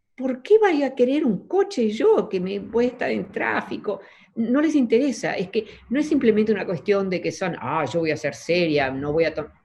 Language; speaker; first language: Spanish; early bilingual, other home language; Dutch